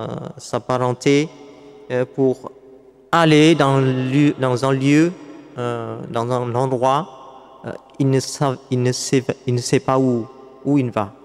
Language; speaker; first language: French; non-native, fluent; Vietnamese